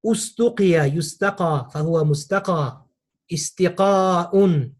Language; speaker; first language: Arabic; non-native, fluent; English